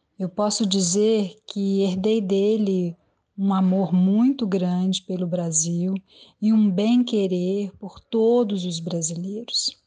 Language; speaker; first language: Portuguese; native; Portuguese